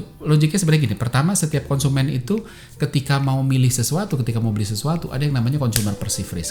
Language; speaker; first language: Indonesian; native; Indonesian